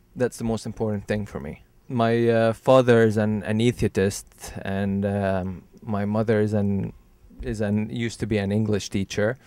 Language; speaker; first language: English; non-native, fluent; Arabic